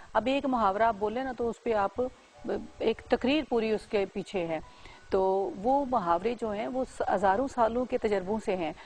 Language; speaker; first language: Urdu; non-native, local second language; Punjabi